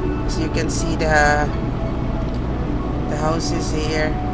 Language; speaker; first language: English; non-native, local second language; Filipino